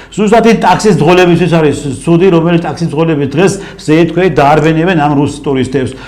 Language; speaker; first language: Georgian; native; Georgian